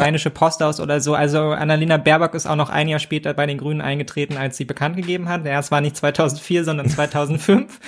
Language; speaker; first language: German; native; German